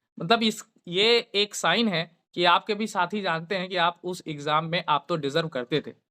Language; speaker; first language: Hindi; native; Hindi